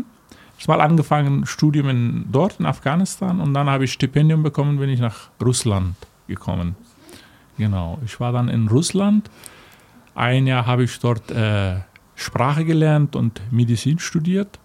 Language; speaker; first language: German; non-native, fluent; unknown